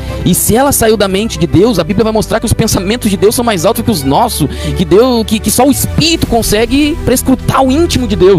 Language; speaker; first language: Portuguese; native; Portuguese